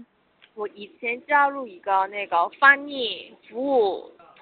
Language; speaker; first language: Chinese; non-native, learner; Korean